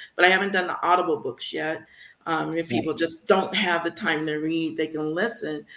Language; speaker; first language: English; native; English